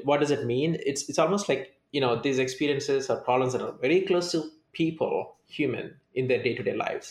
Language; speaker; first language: English; non-native, local second language; Telugu